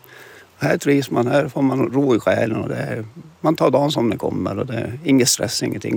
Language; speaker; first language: Swedish; non-native, local second language; Finnish